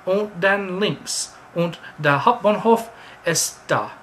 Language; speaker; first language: German; non-native, learner; English